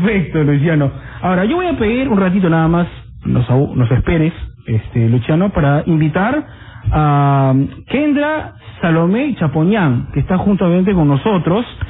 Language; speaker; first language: Spanish; native; Spanish